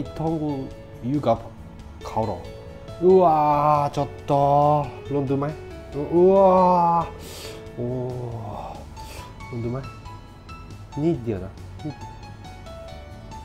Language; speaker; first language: Thai; non-native, learner; Japanese